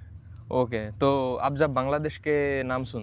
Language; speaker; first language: Hindi; non-native, fluent; Bangla